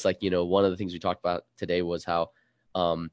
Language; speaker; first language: English; early bilingual, other home language; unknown